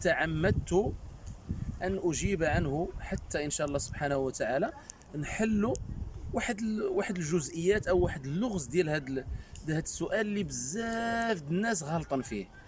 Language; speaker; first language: Arabic; native; Arabic